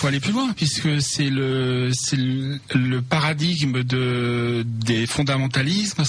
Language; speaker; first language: French; native; French